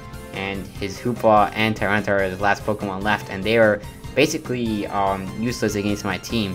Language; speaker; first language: English; native; English